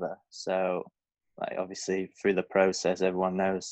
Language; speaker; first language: English; native; English